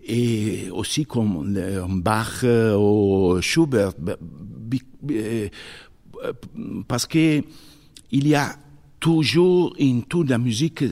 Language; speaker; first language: French; non-native, fluent; Italian